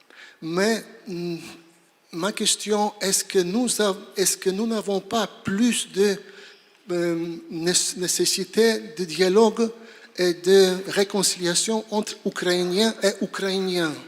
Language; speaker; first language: French; non-native, fluent; Polish